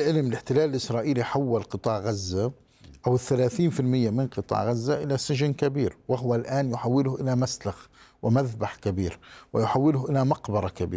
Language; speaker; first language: Arabic; native; Arabic